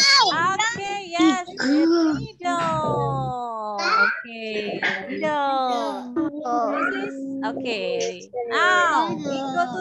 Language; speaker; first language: English; non-native, fluent; Indonesian